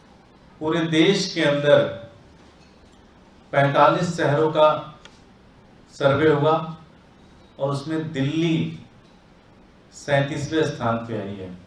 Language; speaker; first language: Hindi; native; Hindi